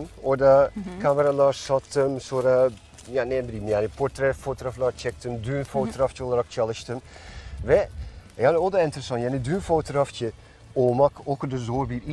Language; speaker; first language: Turkish; non-native, fluent; Dutch